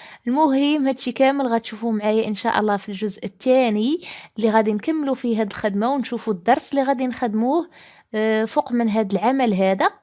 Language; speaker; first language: Arabic; native; Arabic